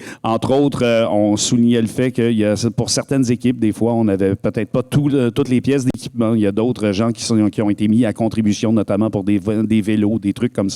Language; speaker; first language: French; native; French